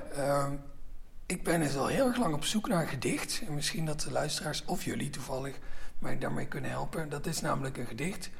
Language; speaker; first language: Dutch; native; Dutch